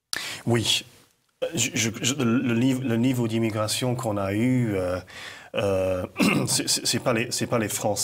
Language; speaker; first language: French; non-native, fluent; English